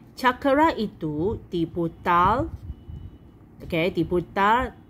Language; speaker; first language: Malay; non-native, local second language; Chinese